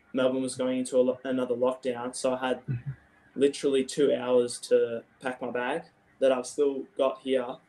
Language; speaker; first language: English; native; English